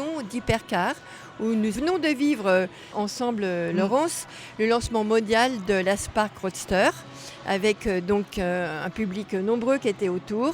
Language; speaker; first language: French; native; French